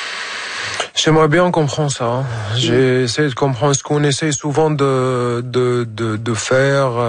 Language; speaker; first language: French; non-native, fluent; Arabic